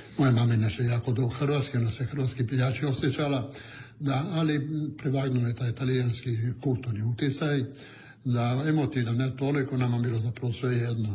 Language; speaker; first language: Croatian; non-native, local second language; Italian